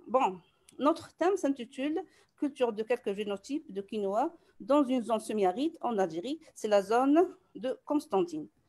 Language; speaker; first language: French; non-native, local second language; Arabic